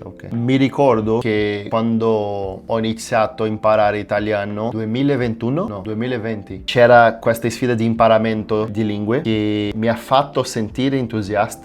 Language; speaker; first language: Italian; non-native, fluent; Portuguese